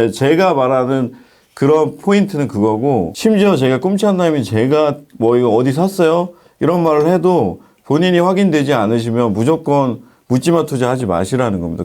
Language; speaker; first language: Korean; native; Korean